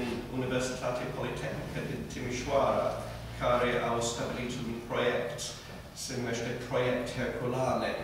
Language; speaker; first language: Romanian; non-native, fluent; English